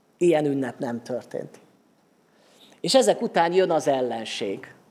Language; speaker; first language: Hungarian; native; Hungarian